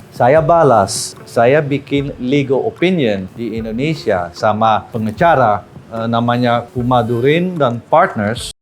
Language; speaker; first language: Indonesian; non-native, learner; Dutch